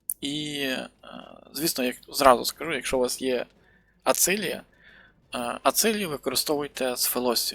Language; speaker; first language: Ukrainian; native; Ukrainian